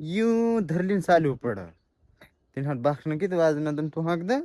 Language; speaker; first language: Hindi; non-native, local second language; Gujarati